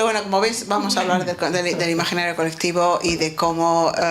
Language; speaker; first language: Spanish; native; Spanish